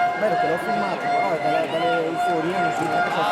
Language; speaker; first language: Italian; native; Italian